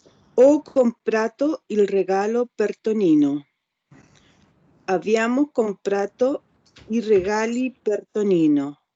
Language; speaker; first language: Italian; non-native, learner; Spanish